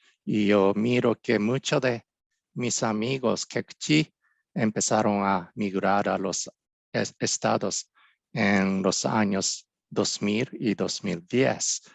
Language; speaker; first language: Spanish; non-native, fluent; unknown